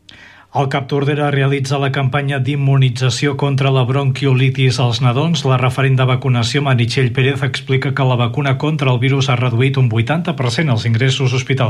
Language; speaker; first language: Catalan; native; Catalan